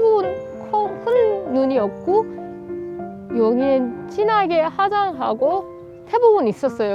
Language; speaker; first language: Korean; non-native, fluent; Persian